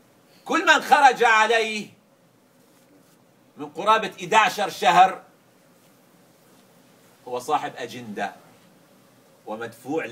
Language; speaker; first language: Arabic; native; Arabic